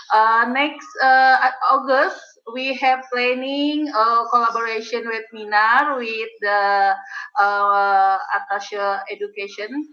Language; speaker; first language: English; non-native, learner; Indonesian